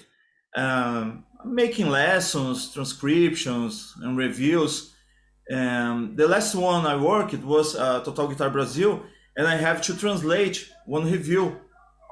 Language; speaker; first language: English; non-native, learner; Portuguese